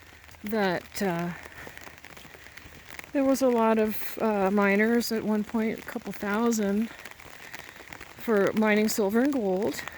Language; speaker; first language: English; native; English